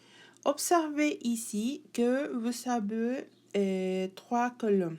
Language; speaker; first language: French; non-native, learner; Spanish